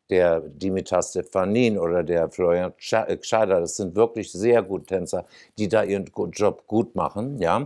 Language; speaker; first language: German; native; German